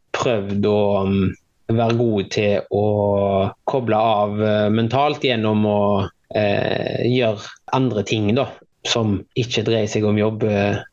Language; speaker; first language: Norwegian; native; Norwegian